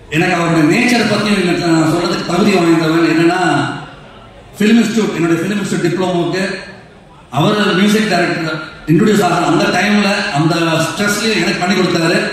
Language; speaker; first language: Tamil; native; Tamil